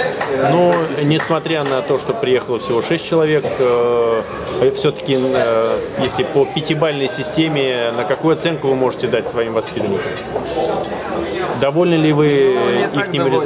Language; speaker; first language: Russian; native; Russian